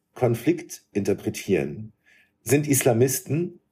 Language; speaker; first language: German; early bilingual, other home language; Arabic